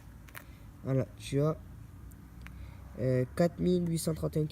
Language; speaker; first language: French; native; French